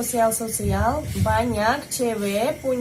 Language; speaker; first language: Indonesian; non-native, fluent; Russian